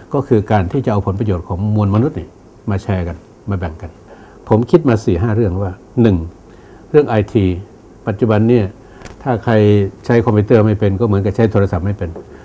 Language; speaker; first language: Thai; non-native, local second language; Northeastern Thai